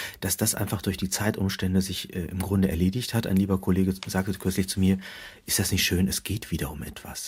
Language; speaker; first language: German; native; German